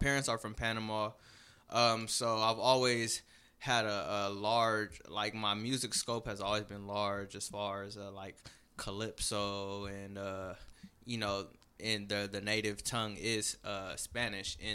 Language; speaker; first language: English; native; English